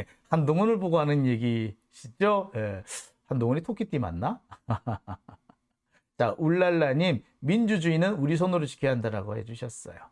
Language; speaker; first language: Korean; native; Korean